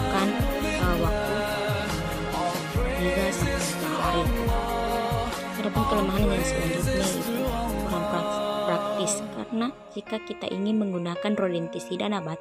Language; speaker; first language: Indonesian; native; Indonesian